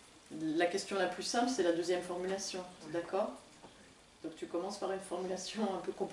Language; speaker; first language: French; native; French